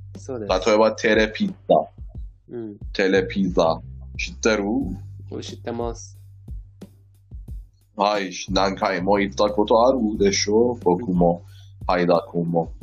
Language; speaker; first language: Japanese; non-native, learner; Persian